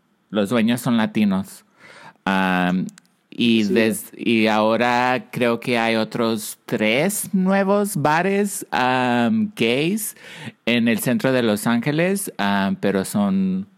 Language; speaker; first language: Spanish; early bilingual, heritage; Spanish